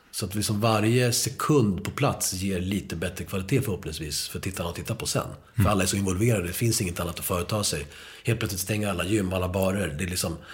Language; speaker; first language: Swedish; early bilingual, other home language; Spanish